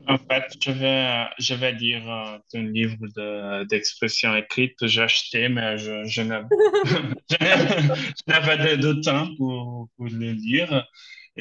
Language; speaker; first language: French; non-native, learner; Portuguese